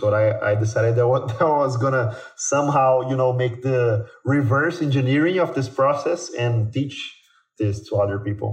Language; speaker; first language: English; non-native, fluent; Portuguese